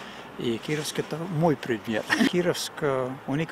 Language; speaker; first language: Russian; non-native, fluent; English